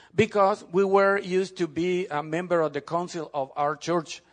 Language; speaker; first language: English; non-native, fluent; Spanish